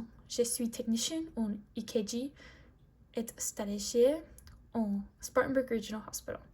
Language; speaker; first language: French; non-native, learner; English